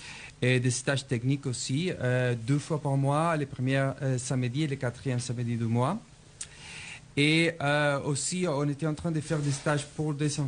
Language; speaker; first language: French; non-native, fluent; Spanish